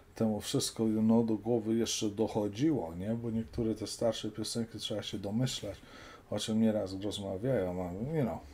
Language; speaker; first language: Polish; early bilingual, heritage; Polish